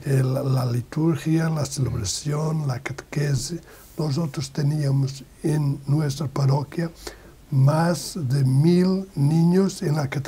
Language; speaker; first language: Spanish; non-native, learner; Portuguese